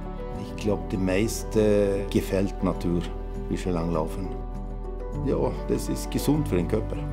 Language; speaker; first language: German; non-native, fluent; Swedish